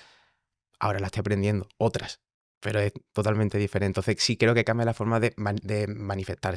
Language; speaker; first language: Spanish; native; Spanish